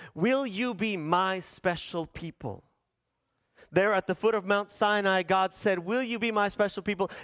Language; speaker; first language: English; early bilingual, other home language; Spanish